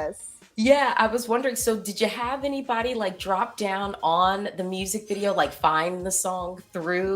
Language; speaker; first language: English; native; English